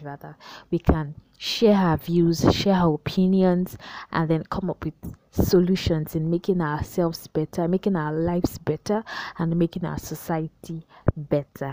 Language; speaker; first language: English; non-native, local second language; Yoruba